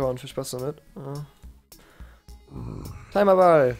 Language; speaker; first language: German; native; German